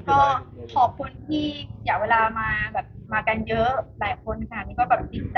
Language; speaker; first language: Thai; non-native, fluent; Burmese